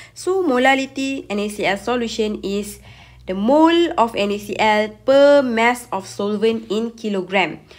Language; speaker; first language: English; non-native, local second language; Malay